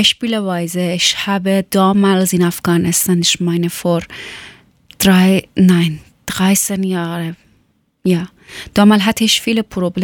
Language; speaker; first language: German; non-native, learner; Persian